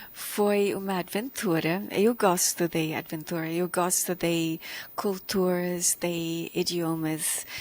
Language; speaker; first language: Portuguese; non-native, fluent; English